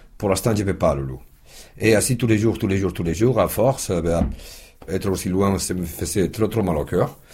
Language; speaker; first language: French; non-native, fluent; Spanish